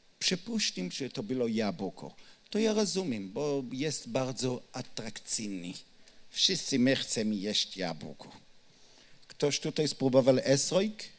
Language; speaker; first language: Polish; non-native, learner; Hebrew